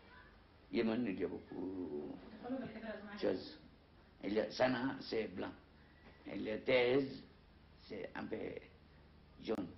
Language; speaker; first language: French; non-native, learner; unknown